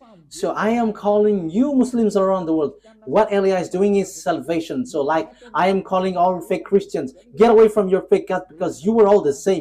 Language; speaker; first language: English; non-native, fluent; Malagasy